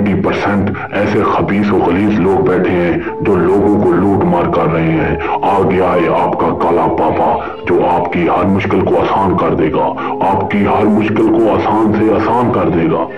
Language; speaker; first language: Urdu; native; Urdu